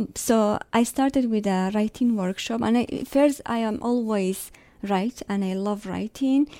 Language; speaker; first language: English; non-native, fluent; Arabic